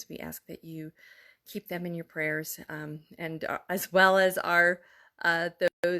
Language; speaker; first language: English; native; English